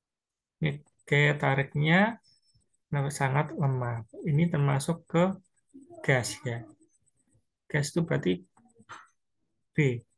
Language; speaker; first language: Indonesian; native; Indonesian